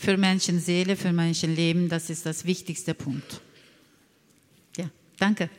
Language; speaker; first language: German; non-native, learner; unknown